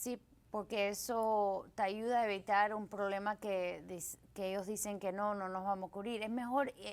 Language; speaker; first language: Spanish; early bilingual, heritage; Spanish